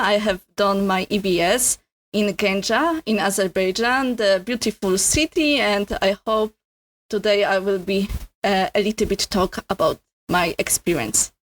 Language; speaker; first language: English; non-native, learner; Polish